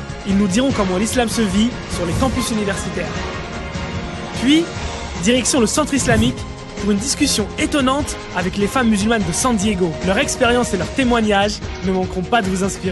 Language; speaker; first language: French; native; French